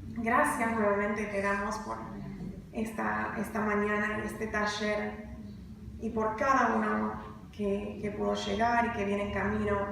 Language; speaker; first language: Spanish; non-native, fluent; English